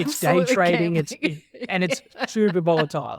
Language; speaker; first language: English; native; English